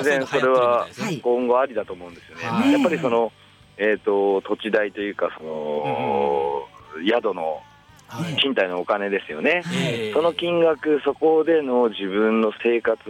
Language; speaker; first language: Japanese; native; Japanese